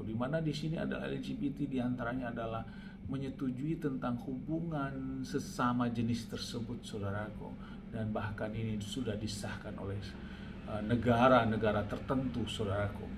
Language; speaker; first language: Indonesian; native; Indonesian